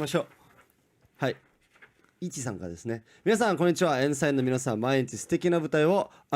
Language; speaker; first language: Japanese; non-native, fluent; Korean